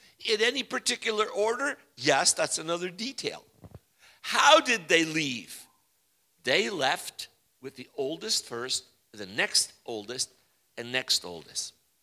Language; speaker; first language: English; early bilingual, other home language; Ukrainian